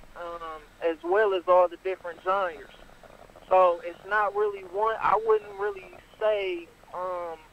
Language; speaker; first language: English; native; English